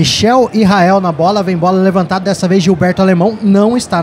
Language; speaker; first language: Portuguese; native; Portuguese